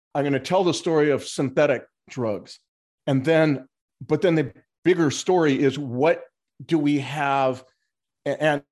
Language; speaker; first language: English; native; English